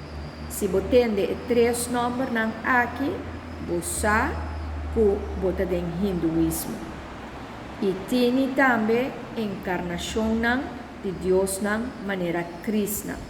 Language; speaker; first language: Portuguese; non-native, learner; Papiamento